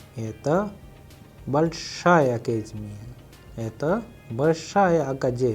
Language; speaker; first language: Russian; non-native, fluent; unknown